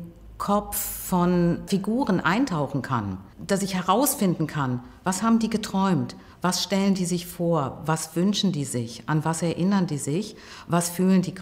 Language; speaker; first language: German; native; German